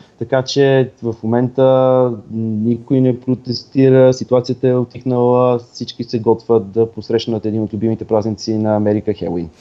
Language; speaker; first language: Bulgarian; native; Bulgarian